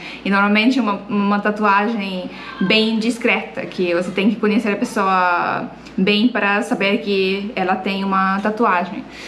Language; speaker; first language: Portuguese; non-native, fluent; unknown